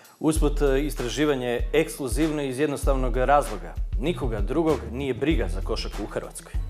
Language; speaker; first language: Serbian; native; Serbian